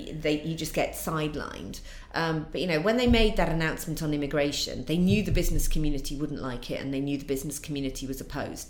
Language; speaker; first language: English; native; English